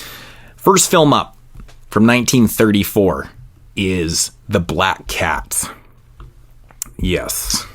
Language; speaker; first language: English; native; English